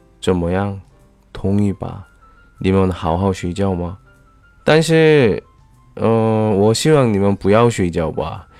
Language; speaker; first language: Chinese; non-native, learner; Korean